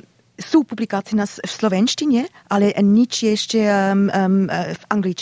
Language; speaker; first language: Slovak; non-native, learner; German